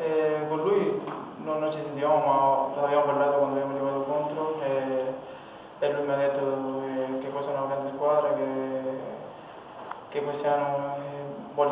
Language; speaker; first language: Italian; non-native, fluent; Spanish